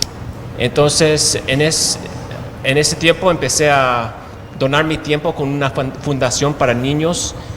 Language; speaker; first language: Spanish; non-native, fluent; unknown